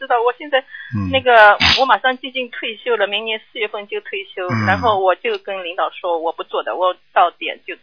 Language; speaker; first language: Chinese; native; Chinese